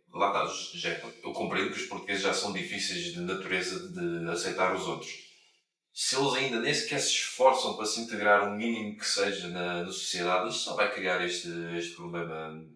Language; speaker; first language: Portuguese; native; Portuguese